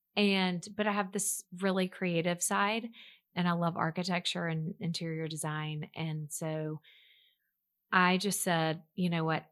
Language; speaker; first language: English; native; English